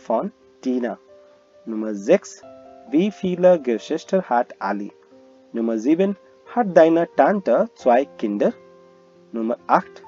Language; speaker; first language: German; non-native, learner; Hindi